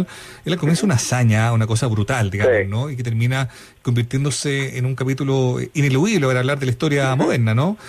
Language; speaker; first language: Spanish; native; Spanish